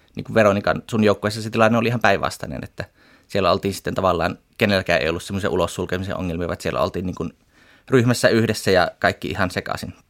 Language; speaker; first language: Finnish; native; Finnish